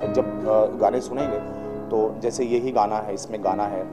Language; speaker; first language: Hindi; native; Hindi